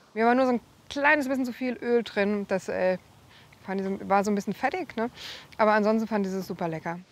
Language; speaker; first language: German; native; German